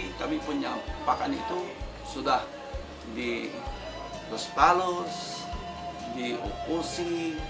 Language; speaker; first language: Indonesian; non-native, fluent; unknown